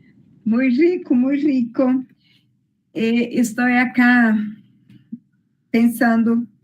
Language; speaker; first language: Spanish; non-native, learner; Portuguese